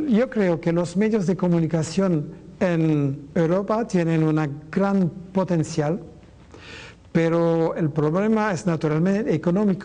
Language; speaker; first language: Spanish; non-native, fluent; French